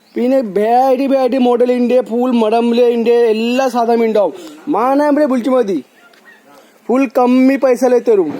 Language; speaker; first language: Malayalam; non-native, learner; Bangla